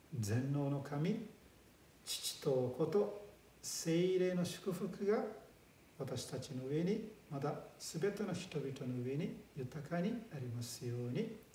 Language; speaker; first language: Japanese; non-native, fluent; Malayalam